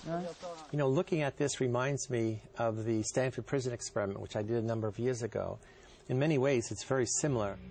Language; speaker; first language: English; native; English